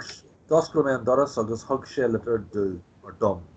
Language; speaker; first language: Irish; non-native, local second language; English